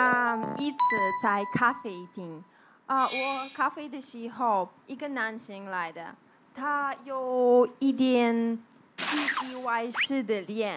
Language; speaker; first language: Chinese; non-native, learner; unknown